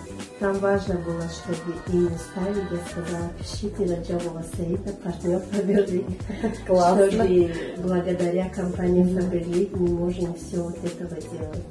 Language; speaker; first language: Russian; non-native, learner; Tajik